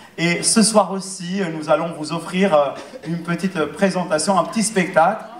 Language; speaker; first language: French; non-native, fluent; Albanian